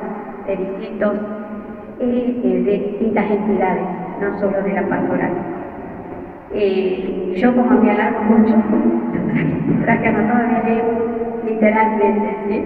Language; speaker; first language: Spanish; native; Spanish